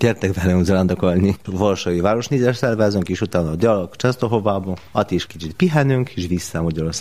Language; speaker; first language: Hungarian; non-native, learner; Polish